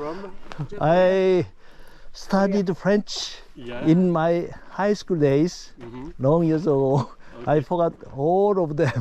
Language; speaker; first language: English; non-native, learner; Korean